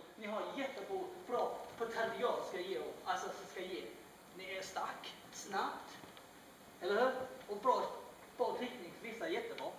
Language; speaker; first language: Swedish; non-native, learner; Chinese